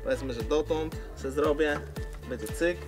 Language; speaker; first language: Polish; native; Polish